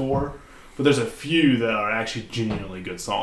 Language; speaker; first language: English; native; English